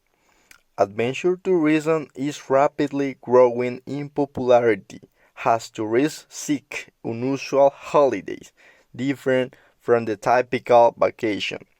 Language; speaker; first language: English; non-native, learner; Spanish